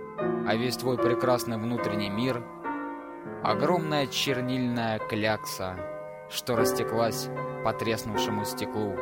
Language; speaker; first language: Russian; native; Russian